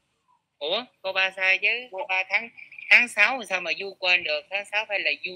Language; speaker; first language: Vietnamese; native; Vietnamese